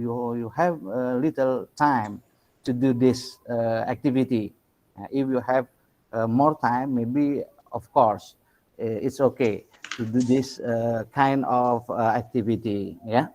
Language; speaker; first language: English; non-native, local second language; Indonesian